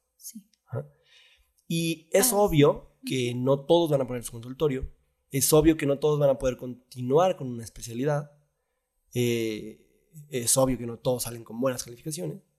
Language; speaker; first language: Spanish; native; Spanish